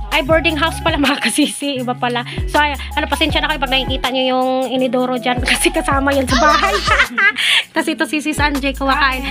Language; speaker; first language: Filipino; non-native, local second language; Cebuano